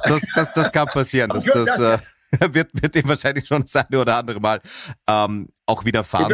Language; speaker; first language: German; native; German